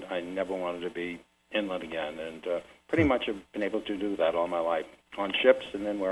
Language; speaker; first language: English; native; English